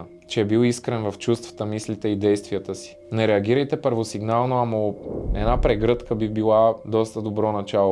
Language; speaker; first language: Bulgarian; native; Bulgarian